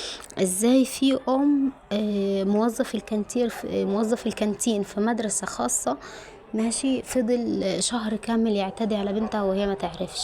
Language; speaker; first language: Arabic; native; Arabic